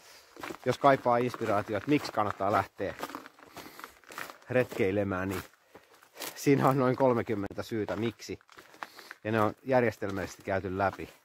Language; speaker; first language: Finnish; native; Finnish